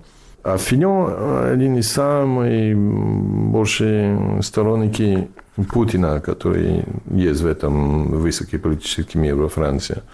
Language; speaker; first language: Russian; non-native, fluent; English